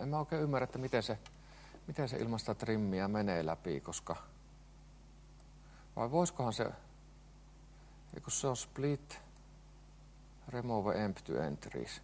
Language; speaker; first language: Finnish; native; Finnish